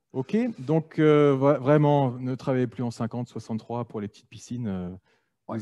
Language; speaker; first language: French; native; French